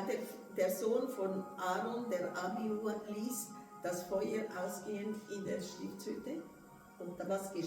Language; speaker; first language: German; non-native, fluent; Portuguese